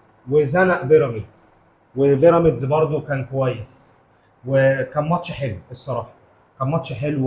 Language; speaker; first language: Arabic; native; Arabic